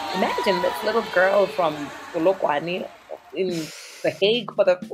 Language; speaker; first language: English; non-native, local second language; Northern Sotho